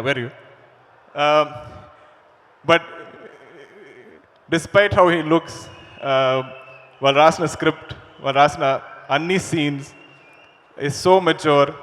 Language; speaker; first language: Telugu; non-native, learner; Malayalam